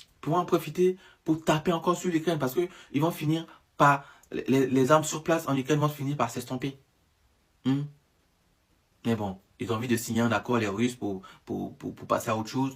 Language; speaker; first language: French; native; French